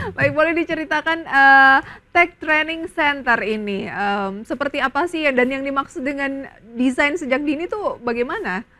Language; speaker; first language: Indonesian; native; Indonesian